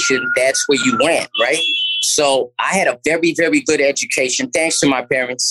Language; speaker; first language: English; native; English